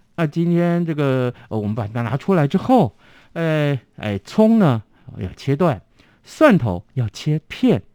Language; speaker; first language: Chinese; non-native, local second language; Min Nan Chinese